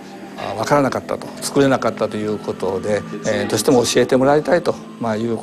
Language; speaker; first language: Japanese; native; Japanese